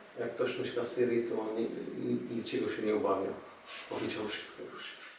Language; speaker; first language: Polish; non-native, learner; Arabic